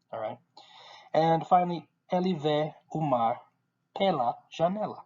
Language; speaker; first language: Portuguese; non-native, fluent; English